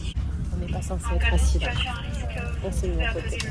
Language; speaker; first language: French; native; French